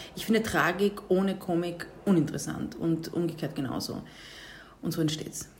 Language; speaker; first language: German; native; German